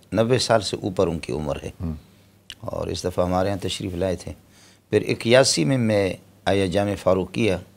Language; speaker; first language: Urdu; non-native, local second language; Brahui